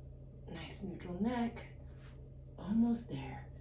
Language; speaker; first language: English; native; English